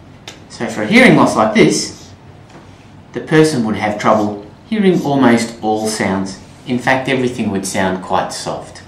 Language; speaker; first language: English; native; English